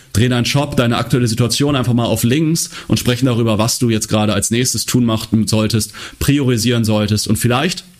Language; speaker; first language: German; native; German